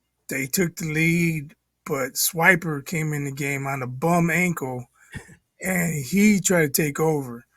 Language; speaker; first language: English; native; English